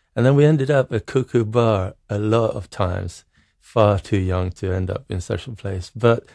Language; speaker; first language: English; non-native, fluent; Swedish